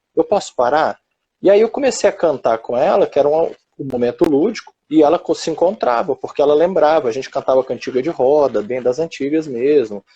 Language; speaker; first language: Portuguese; native; Portuguese